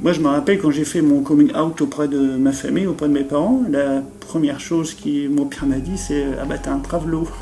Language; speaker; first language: French; native; French